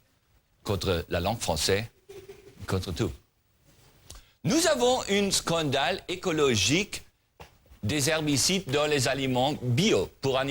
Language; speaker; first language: French; non-native, learner; German